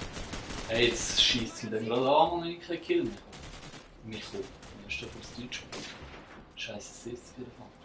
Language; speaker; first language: German; native; German